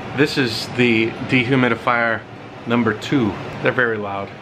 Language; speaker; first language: English; native; English